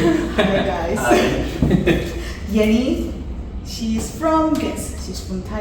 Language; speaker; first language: English; non-native, fluent; Indonesian